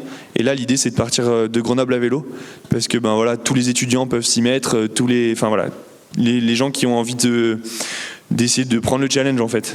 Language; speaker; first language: French; native; French